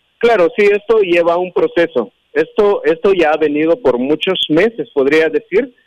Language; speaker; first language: Spanish; non-native, local second language; Kaqchikel